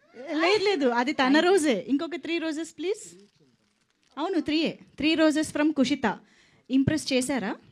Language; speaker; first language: Telugu; native; Telugu